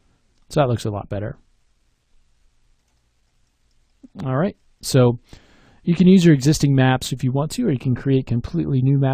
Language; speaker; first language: English; native; English